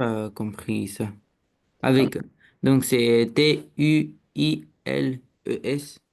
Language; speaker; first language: French; non-native, learner; Romanian